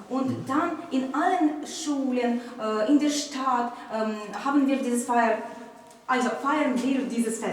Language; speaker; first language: German; non-native, learner; Ukrainian